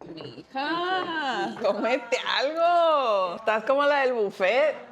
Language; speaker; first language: Spanish; early bilingual, other home language; English